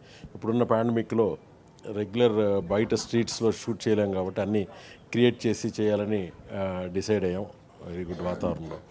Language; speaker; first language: Telugu; native; Telugu